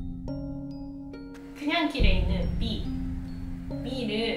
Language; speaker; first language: Korean; non-native, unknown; Japanese